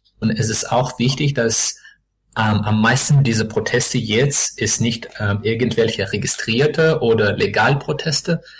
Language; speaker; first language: German; non-native, learner; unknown